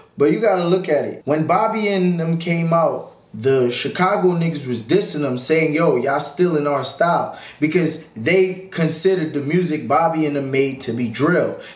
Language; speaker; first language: English; native; English